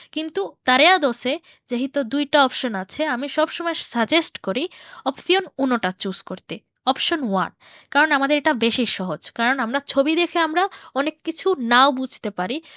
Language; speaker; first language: Bangla; early bilingual, heritage; Bangla